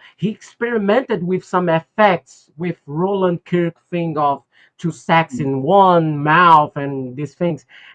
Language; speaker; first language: English; non-native, fluent; Portuguese